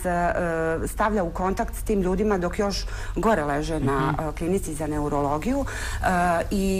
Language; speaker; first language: Bosnian; native; Bosnian